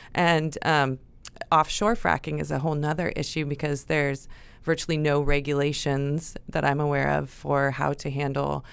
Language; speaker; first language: English; native; English